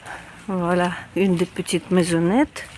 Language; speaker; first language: French; non-native, fluent; Russian